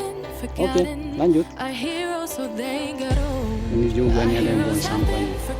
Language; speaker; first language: Malay; native; Malay